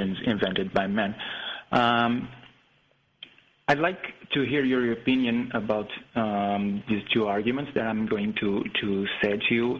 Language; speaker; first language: English; non-native, fluent; Portuguese